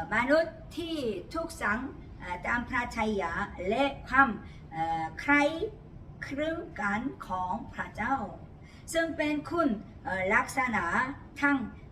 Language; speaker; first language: Thai; non-native, learner; Korean